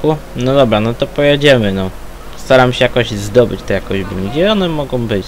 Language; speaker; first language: Polish; native; Polish